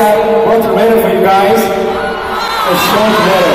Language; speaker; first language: English; non-native, learner; Korean